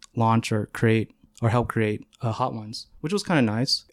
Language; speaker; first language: English; native; English